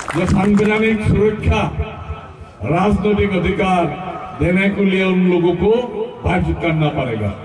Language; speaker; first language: Hindi; non-native, local second language; Assamese